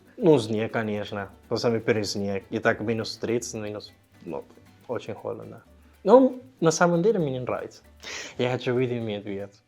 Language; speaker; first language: Russian; non-native, learner; Spanish